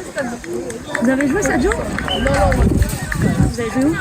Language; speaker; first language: French; native; French